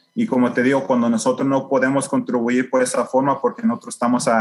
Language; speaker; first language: Spanish; native; Spanish